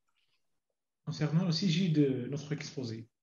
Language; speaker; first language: French; non-native, learner; Arabic